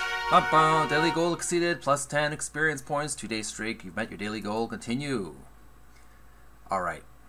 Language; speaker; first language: English; native; English